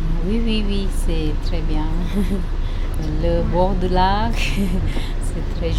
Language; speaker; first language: French; non-native, learner; Tibetan